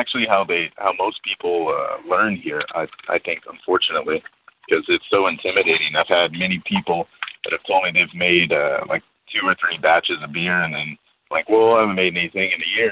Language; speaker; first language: English; native; English